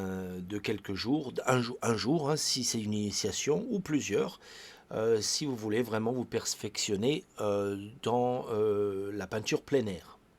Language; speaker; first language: French; native; French